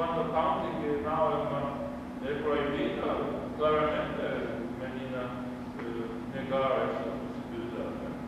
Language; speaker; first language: Portuguese; non-native, learner; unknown